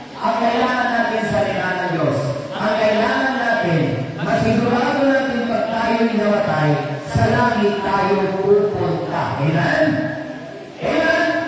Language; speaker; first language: Filipino; non-native, local second language; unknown